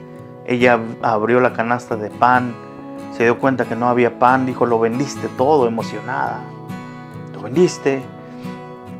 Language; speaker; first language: Spanish; native; Spanish